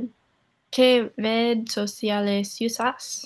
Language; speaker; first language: Spanish; non-native, learner; English